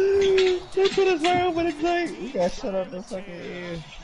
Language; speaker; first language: English; native; English